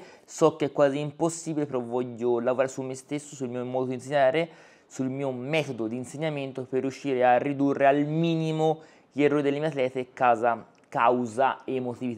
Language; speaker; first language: Italian; native; Italian